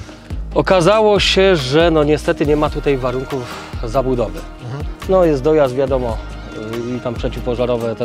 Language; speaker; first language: Polish; native; Polish